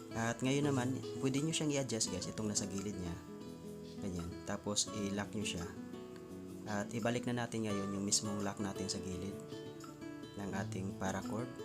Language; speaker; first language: Filipino; non-native, local second language; Cebuano